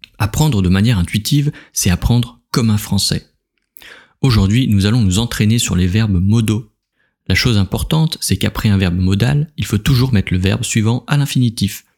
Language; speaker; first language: French; native; French